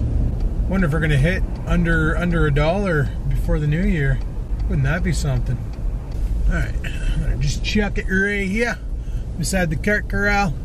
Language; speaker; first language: English; native; English